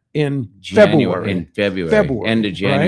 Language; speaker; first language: English; native; English